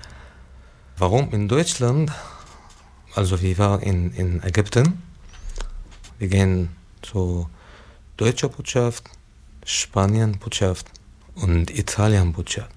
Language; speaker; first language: German; non-native, learner; Arabic